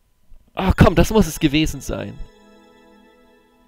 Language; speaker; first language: German; native; German